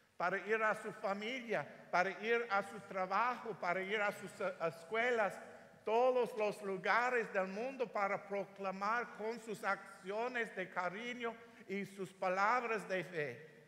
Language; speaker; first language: Spanish; non-native, learner; English